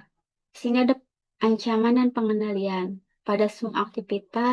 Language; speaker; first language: Indonesian; native; Indonesian